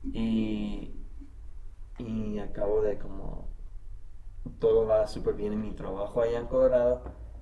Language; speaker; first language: Spanish; non-native, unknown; English